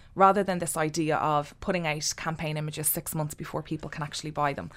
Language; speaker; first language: English; native; English